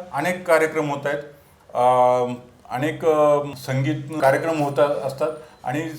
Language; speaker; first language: Marathi; native; Marathi